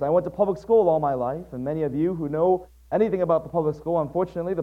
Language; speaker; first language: English; native; English